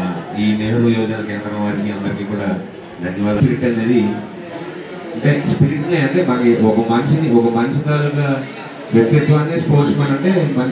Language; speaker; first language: Telugu; native; Telugu